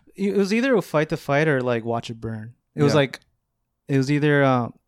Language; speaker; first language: English; native; English